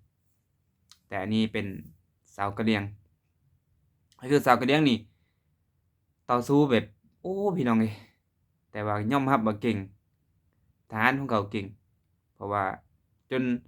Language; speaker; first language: Thai; non-native, local second language; Lao